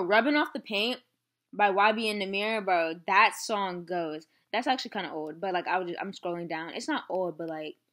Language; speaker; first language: English; native; English